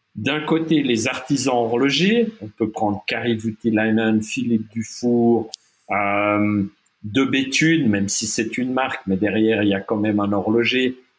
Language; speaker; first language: French; non-native, local second language; German